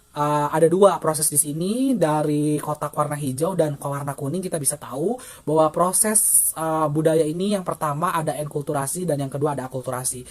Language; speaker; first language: Indonesian; non-native, local second language; Sundanese